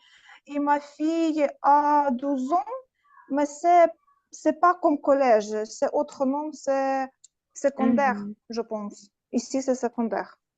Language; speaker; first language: French; non-native, learner; Russian